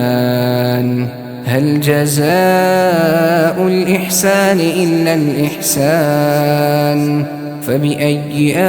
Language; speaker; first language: Arabic; native; Arabic